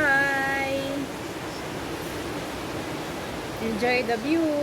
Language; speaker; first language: English; non-native, learner; Filipino